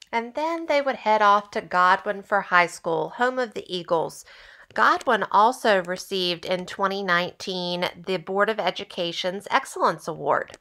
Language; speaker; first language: English; native; English